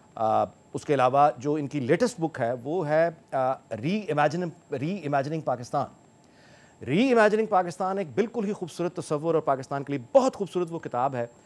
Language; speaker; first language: Urdu; native; Urdu